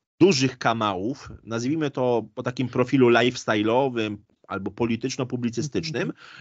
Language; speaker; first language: Polish; native; Polish